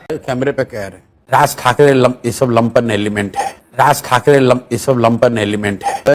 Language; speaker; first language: Hindi; native; Hindi